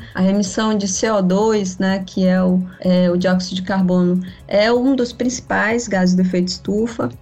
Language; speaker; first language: Portuguese; native; Portuguese